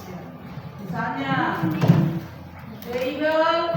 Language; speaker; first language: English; non-native, learner; Indonesian